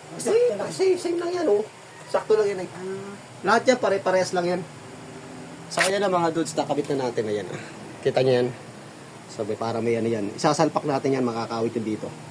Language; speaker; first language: Filipino; native; Filipino